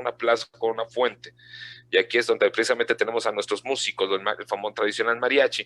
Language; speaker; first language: Spanish; native; Spanish